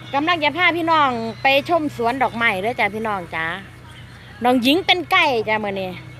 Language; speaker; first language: Thai; native; Thai